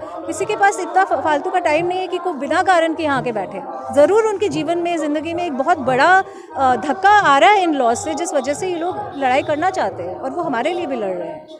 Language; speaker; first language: Hindi; non-native, local second language; Bangla